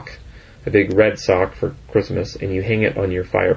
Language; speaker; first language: English; native; English